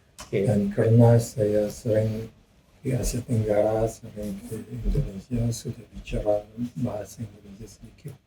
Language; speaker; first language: Indonesian; non-native, learner; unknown